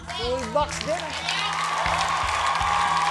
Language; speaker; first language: Filipino; native; Filipino